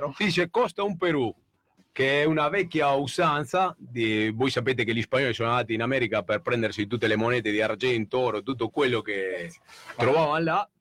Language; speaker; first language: Italian; native; Italian